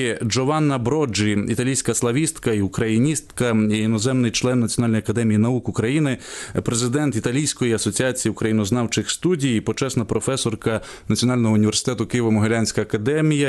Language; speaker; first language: Ukrainian; native; Ukrainian